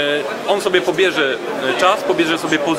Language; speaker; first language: Polish; native; Polish